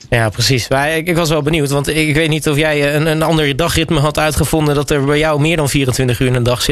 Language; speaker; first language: Dutch; native; Dutch